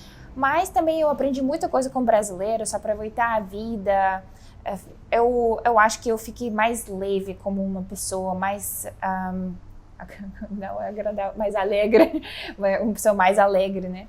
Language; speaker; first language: Portuguese; non-native, fluent; Russian